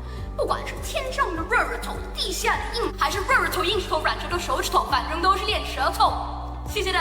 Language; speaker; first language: Chinese; non-native, learner; English